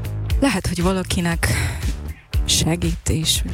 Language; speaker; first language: Hungarian; non-native, learner; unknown